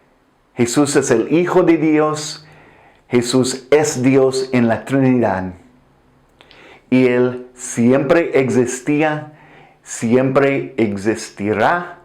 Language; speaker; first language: Spanish; non-native, fluent; English